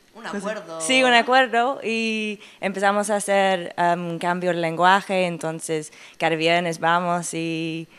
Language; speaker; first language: Spanish; non-native, learner; English